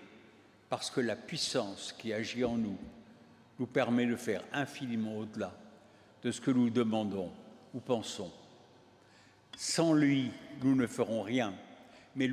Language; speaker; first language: French; native; French